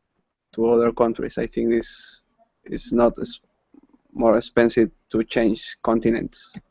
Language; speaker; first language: English; non-native, learner; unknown